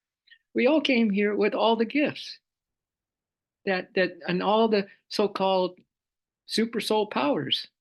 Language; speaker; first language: English; native; English